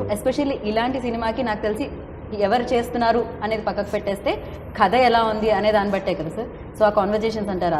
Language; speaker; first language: Telugu; native; Telugu